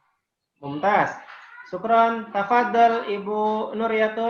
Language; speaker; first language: Arabic; non-native, fluent; Indonesian